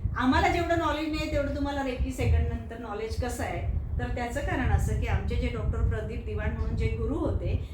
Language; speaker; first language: Marathi; non-native, local second language; Gujarati